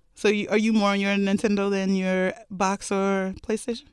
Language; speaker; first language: English; native; English